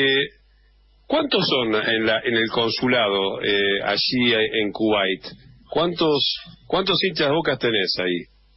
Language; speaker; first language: Spanish; native; Spanish